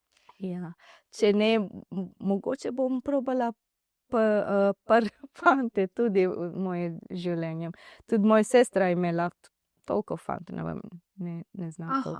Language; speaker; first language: Slovenian; non-native, learner; Divehi